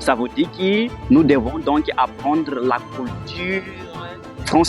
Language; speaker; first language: French; non-native, fluent; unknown